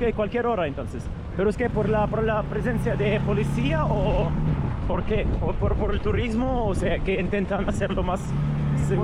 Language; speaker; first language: Spanish; non-native, fluent; Russian